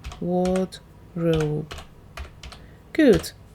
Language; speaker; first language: English; non-native, fluent; Ukrainian